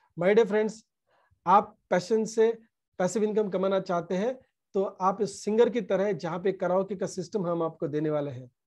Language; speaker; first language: Hindi; non-native, local second language; Marathi